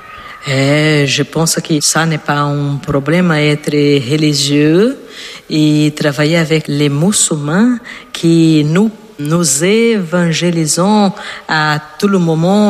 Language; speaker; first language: French; non-native, fluent; Portuguese